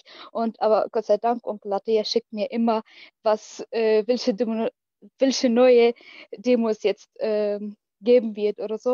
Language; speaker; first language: German; early bilingual, other home language; Arabic